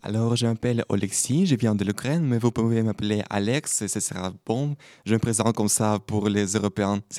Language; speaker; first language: French; non-native, learner; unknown